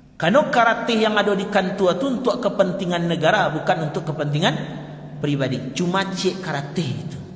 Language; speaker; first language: Malay; non-native, local second language; Minangkabau